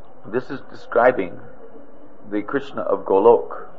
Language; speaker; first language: English; native; English